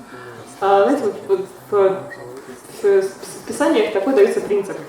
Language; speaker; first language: Russian; native; Russian